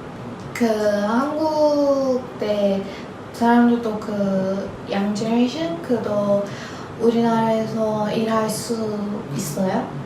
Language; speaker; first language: Korean; non-native, learner; Turkish